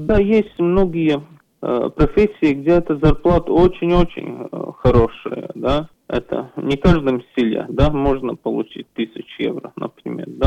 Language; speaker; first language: Russian; non-native, local second language; Latvian